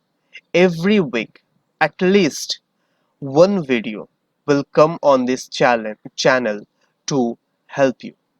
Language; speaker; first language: English; non-native, learner; Hindi